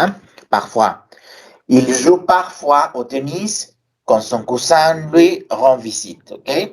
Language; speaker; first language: French; non-native, fluent; Spanish